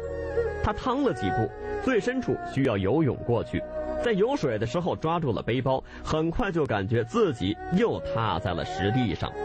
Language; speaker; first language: Chinese; native; Chinese